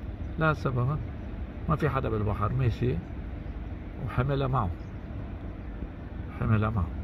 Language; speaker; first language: Arabic; native; Arabic